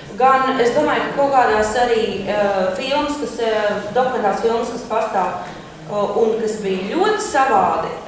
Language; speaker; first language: Latvian; non-native, local second language; Russian